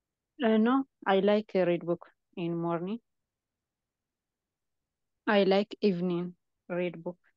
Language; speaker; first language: English; non-native, learner; Tigrinya